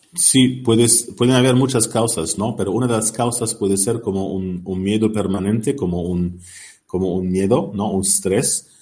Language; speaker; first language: Spanish; non-native, learner; Arabic